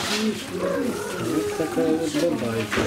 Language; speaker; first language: Russian; native; Russian